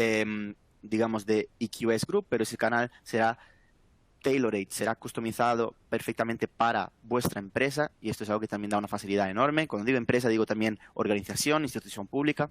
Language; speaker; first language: Spanish; native; Spanish